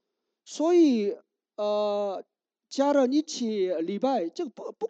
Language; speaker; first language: Chinese; non-native, learner; Korean